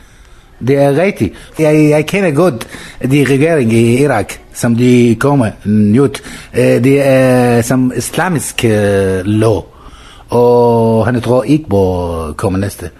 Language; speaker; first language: Danish; non-native, learner; Arabic